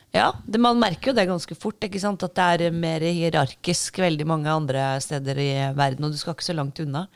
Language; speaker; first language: Norwegian; native; Norwegian